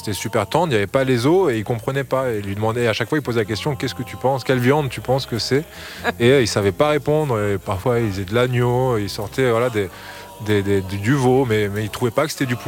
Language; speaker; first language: French; native; French